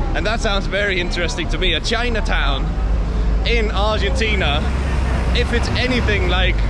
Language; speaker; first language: English; non-native, fluent; Danish